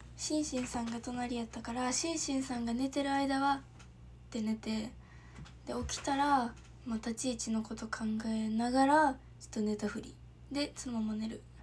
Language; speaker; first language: Japanese; native; Japanese